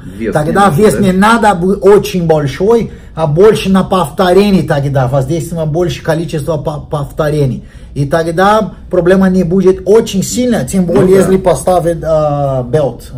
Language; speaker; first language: Russian; non-native, learner; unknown